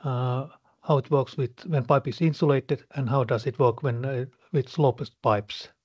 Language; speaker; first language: English; non-native, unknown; Finnish